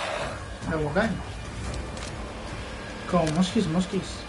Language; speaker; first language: Spanish; native; Spanish